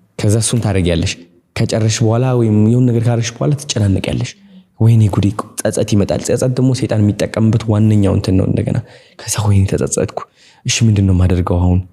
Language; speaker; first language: Amharic; non-native, local second language; Tigrinya